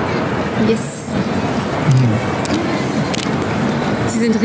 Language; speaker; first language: German; native; German